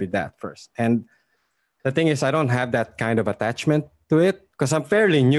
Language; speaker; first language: English; non-native, local second language; Filipino